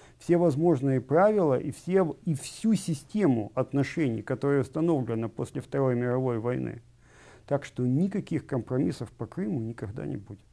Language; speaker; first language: Russian; native; Russian